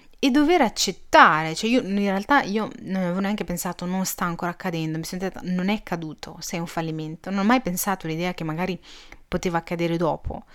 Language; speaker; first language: Italian; early bilingual, other home language; Arabic